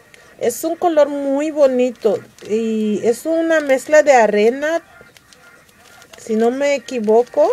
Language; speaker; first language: Spanish; early bilingual, heritage; Spanish